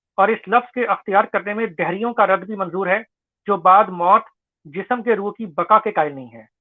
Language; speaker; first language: Urdu; native; Urdu